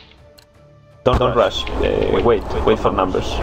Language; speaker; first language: English; non-native, learner; Spanish